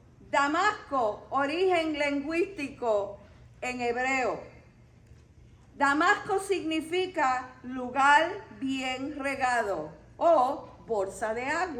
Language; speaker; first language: Spanish; native; Spanish